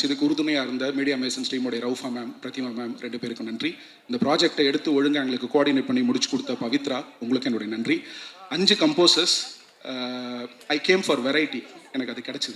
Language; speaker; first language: Tamil; native; Tamil